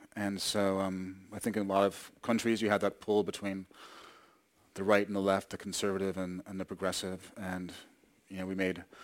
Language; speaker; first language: English; native; English